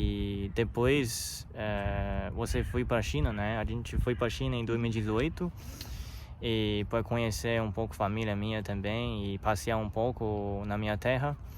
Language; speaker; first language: Portuguese; non-native, learner; Chinese